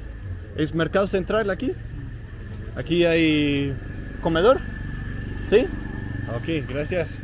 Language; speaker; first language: Spanish; non-native, learner; Danish